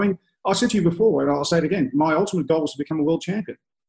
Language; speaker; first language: English; native; English